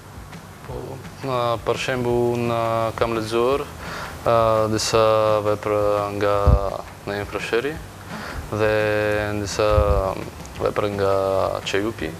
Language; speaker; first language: Albanian; non-native, learner; Bulgarian